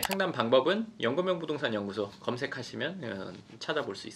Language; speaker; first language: Korean; native; Korean